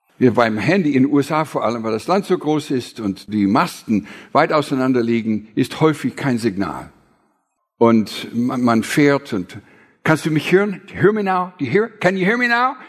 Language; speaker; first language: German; non-native, fluent; English